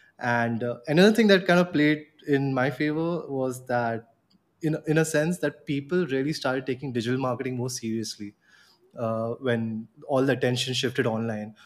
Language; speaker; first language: English; non-native, local second language; Gujarati